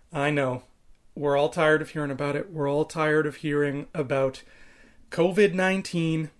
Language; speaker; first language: English; native; English